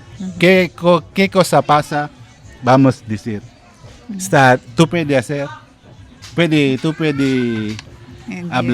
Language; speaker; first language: Spanish; non-native, learner; Filipino